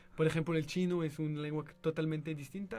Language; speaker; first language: Spanish; non-native, learner; French